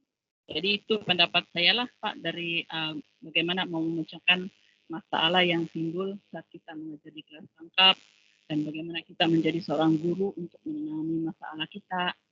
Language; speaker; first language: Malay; non-native, local second language; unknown